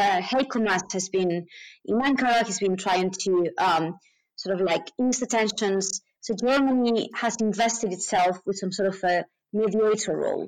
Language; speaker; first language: English; non-native, fluent; Spanish